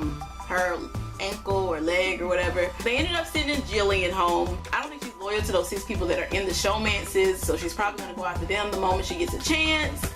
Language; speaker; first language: English; native; English